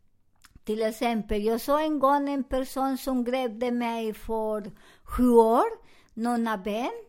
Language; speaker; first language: Swedish; non-native, learner; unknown